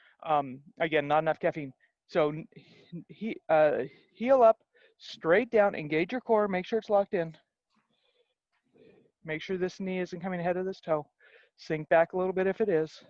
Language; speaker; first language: English; native; English